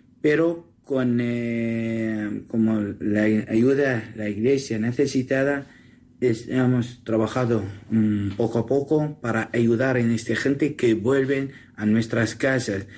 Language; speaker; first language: Spanish; non-native, learner; Assyrian Neo-Aramaic